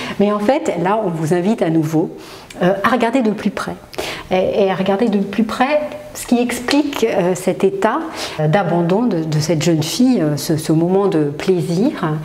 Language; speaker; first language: French; native; French